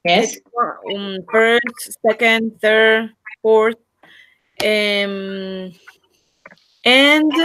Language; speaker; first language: English; non-native, learner; Spanish